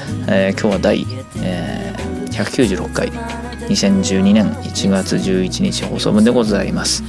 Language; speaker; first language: Japanese; native; Japanese